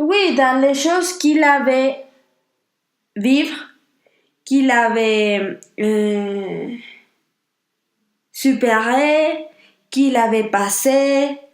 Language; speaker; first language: French; non-native, learner; Spanish